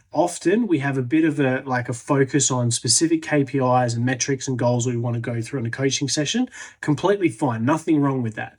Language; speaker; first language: English; native; English